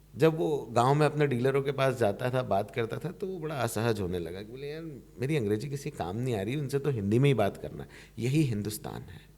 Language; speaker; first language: Hindi; native; Hindi